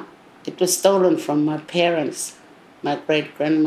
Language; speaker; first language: English; non-native, local second language; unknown